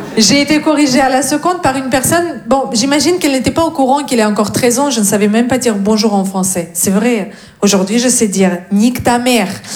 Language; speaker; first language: French; non-native, fluent; Russian